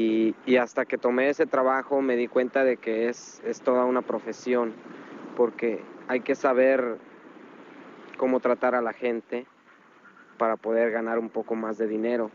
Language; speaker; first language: Spanish; native; Spanish